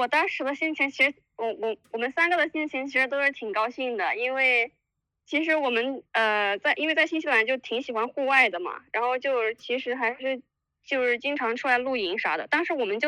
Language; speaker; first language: Chinese; native; Chinese